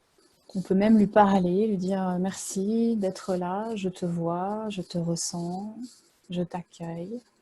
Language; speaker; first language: French; native; French